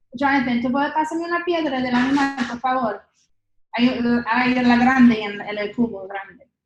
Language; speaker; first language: Spanish; non-native, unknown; English